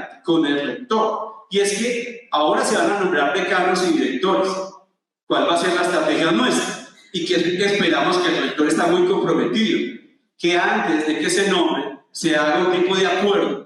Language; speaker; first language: Spanish; native; Spanish